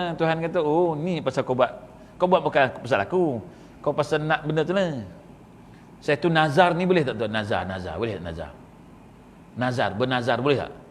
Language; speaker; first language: Malay; native; Malay